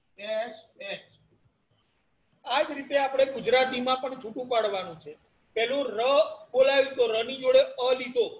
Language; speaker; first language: Gujarati; native; Gujarati